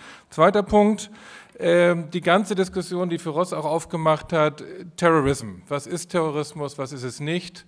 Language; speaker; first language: German; native; German